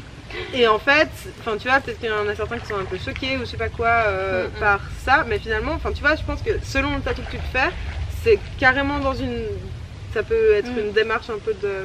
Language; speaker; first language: French; native; French